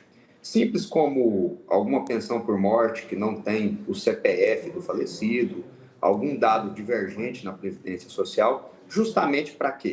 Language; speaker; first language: Portuguese; native; Portuguese